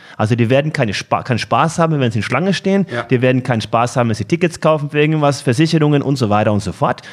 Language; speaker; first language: German; non-native, fluent; Norwegian